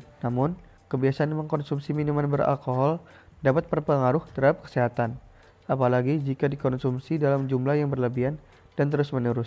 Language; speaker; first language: Indonesian; native; Indonesian